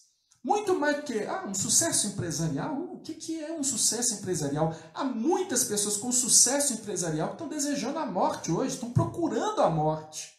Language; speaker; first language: Portuguese; native; Portuguese